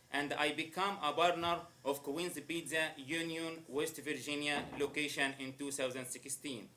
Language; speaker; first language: English; non-native, learner; Arabic